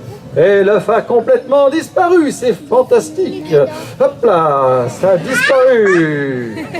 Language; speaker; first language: French; native; French